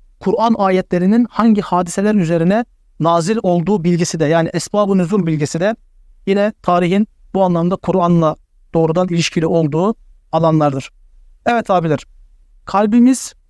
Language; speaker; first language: Turkish; native; Turkish